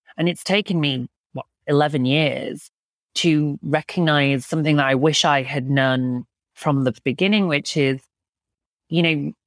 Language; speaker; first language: English; native; English